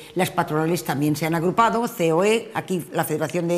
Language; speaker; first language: Spanish; native; Spanish